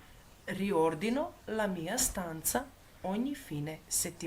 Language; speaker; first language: Italian; non-native, fluent; Macedonian